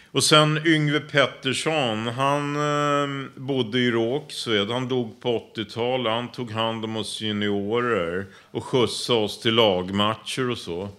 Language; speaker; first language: Swedish; native; Swedish